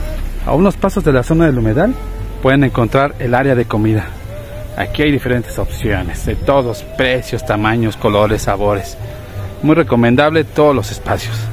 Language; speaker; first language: Spanish; native; Spanish